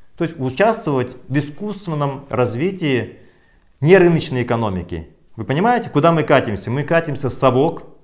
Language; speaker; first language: Russian; non-native, local second language; Kazakh